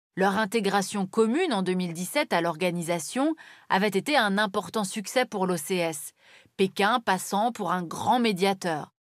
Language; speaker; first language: French; native; French